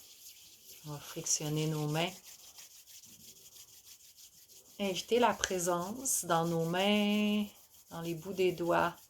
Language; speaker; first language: French; native; French